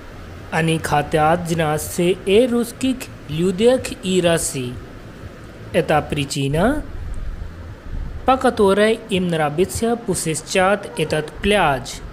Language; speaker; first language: Russian; non-native, learner; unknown